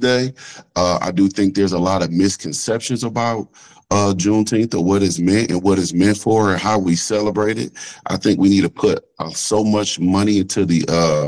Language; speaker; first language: English; native; English